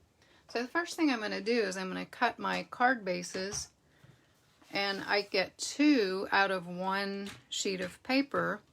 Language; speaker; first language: English; native; English